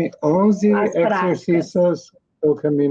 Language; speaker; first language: Portuguese; non-native, learner; English